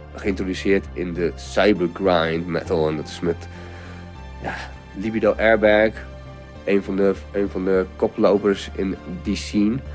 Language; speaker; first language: Dutch; early bilingual, other home language; Bulgarian